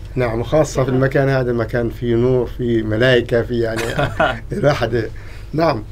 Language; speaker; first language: Arabic; native; Arabic